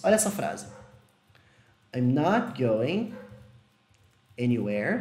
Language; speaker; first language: English; non-native, fluent; Portuguese